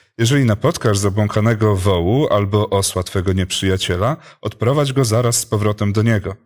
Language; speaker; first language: Polish; native; Polish